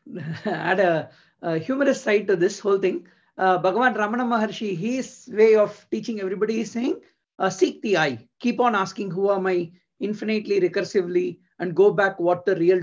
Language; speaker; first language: English; non-native, local second language; Tamil